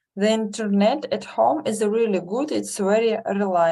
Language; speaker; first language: English; non-native, learner; Russian